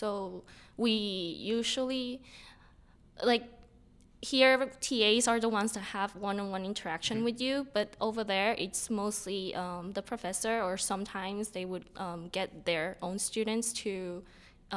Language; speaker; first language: English; non-native, fluent; Spanish